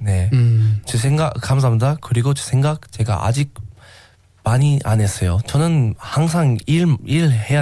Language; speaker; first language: Korean; non-native, learner; English